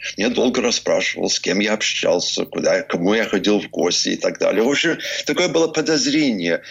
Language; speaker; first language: Russian; early bilingual, heritage; Russian